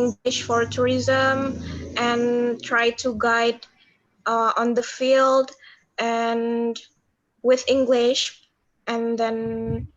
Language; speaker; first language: English; non-native, learner; Indonesian